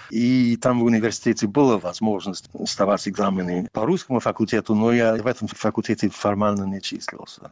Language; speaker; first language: Russian; non-native, fluent; English